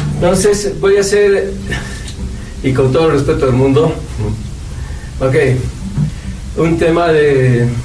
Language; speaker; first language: Spanish; native; Spanish